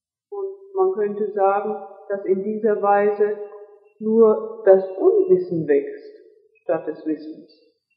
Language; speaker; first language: German; native; German